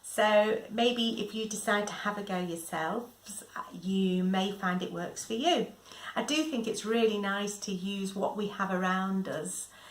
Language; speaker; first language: English; native; English